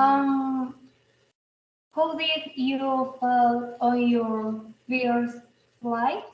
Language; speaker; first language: English; non-native, learner; Spanish